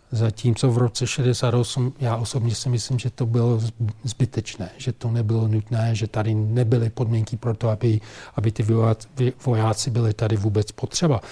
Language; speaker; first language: Czech; non-native, fluent; English